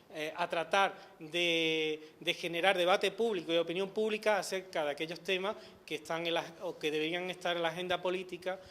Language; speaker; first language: Spanish; native; Spanish